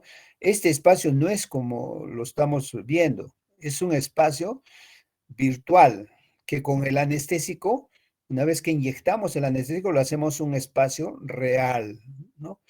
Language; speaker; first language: Spanish; native; Spanish